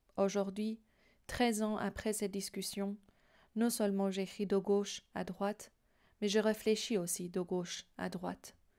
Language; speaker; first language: French; non-native, fluent; Persian